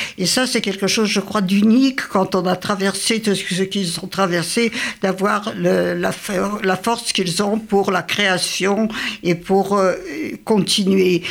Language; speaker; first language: French; early bilingual, other home language; Yiddish